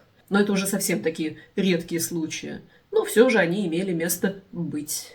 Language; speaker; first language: Russian; native; Russian